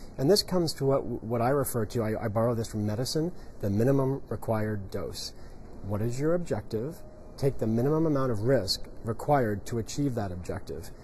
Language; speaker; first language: English; native; English